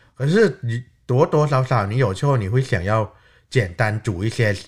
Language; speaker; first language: Chinese; non-native, fluent; Thai